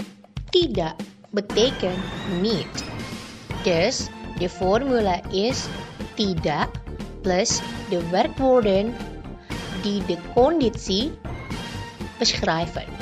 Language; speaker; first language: Dutch; non-native, learner; Indonesian